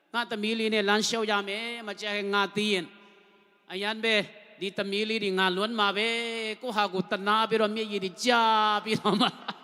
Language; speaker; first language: Burmese; non-native, local second language; Tedim Chin